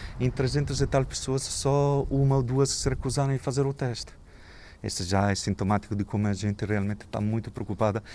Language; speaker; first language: Portuguese; non-native, fluent; Italian